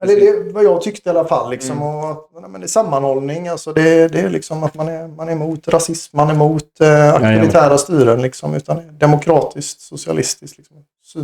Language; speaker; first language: Swedish; native; Swedish